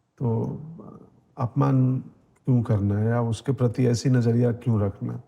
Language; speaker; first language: Hindi; native; Hindi